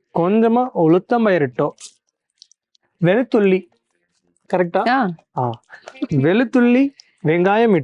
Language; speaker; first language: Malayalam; non-native, learner; Tamil